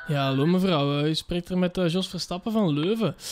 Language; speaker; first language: Dutch; native; Dutch